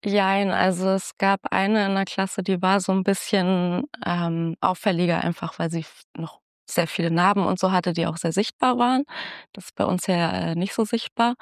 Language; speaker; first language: German; native; German